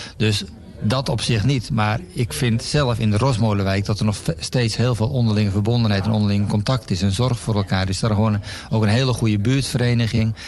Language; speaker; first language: Dutch; native; Dutch